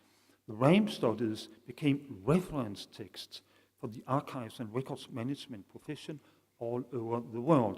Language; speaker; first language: English; non-native, fluent; Danish